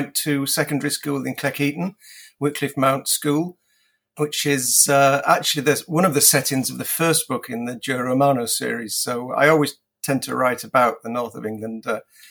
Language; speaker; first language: English; native; English